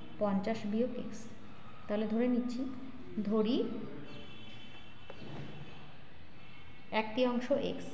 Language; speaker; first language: Bangla; native; Bangla